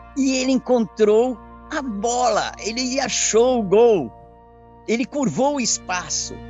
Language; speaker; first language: Portuguese; early bilingual, other home language; Italian